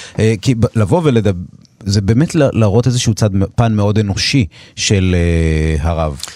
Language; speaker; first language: Hebrew; native; Hebrew